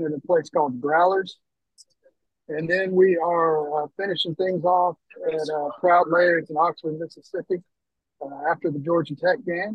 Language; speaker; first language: English; native; English